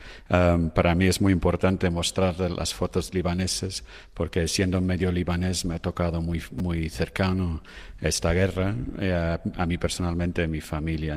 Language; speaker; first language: Spanish; non-native, fluent; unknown